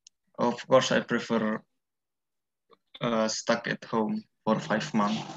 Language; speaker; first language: English; non-native, learner; Indonesian